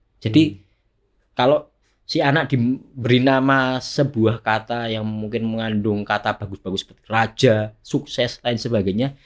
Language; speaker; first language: Indonesian; native; Indonesian